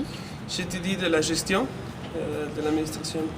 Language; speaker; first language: French; non-native, learner; Spanish